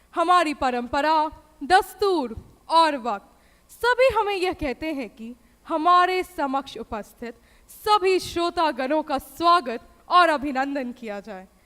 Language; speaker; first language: Hindi; native; Hindi